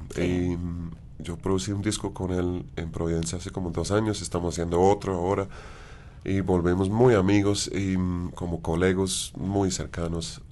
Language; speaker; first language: Spanish; non-native, fluent; English